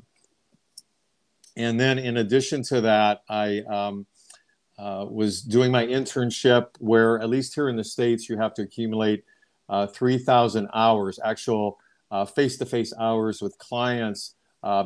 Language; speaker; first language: English; native; English